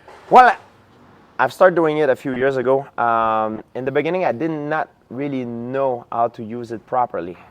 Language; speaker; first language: English; non-native, fluent; French